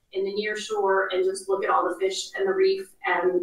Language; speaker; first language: English; native; English